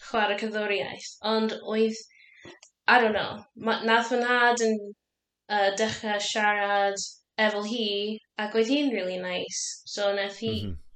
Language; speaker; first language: Welsh; non-native, learner; English